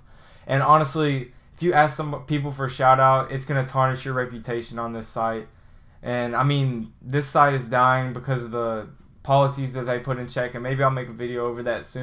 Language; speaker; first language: English; native; English